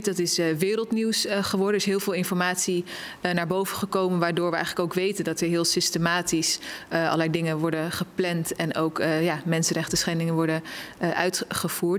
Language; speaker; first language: Dutch; native; Dutch